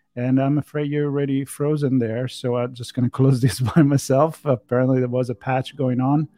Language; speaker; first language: English; non-native, fluent; Italian